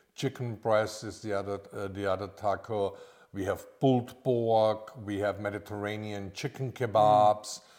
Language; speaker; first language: English; non-native, fluent; German